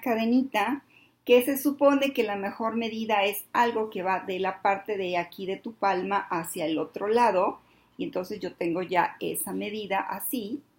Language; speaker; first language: Spanish; native; Spanish